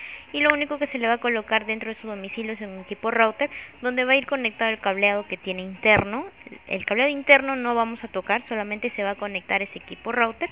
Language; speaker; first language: Spanish; native; Spanish